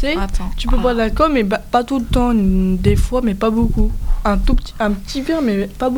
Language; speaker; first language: French; native; French